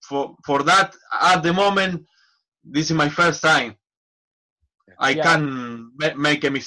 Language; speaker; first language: English; non-native, learner; Spanish